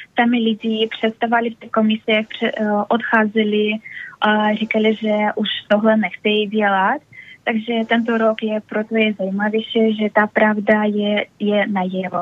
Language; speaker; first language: Czech; non-native, learner; Russian